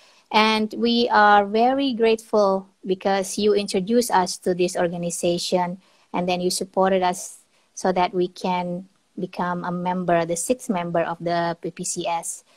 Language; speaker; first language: English; non-native, fluent; Indonesian